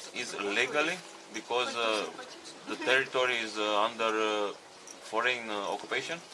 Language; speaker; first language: English; non-native, learner; Romanian